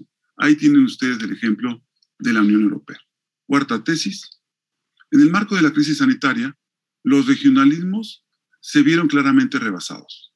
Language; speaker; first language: Spanish; native; Spanish